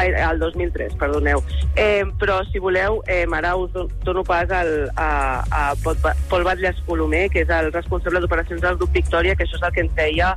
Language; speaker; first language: Catalan; native; Catalan